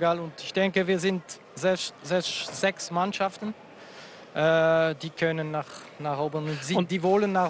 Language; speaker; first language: German; non-native, local second language; French